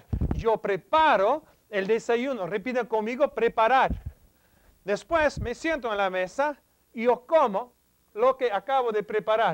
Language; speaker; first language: Spanish; non-native, fluent; English